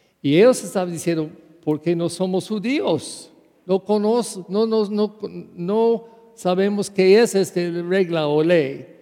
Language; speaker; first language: Spanish; non-native, fluent; English